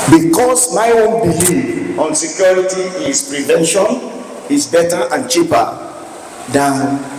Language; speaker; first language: English; non-native, local second language; Yoruba